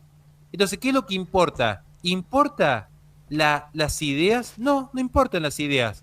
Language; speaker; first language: Spanish; native; Spanish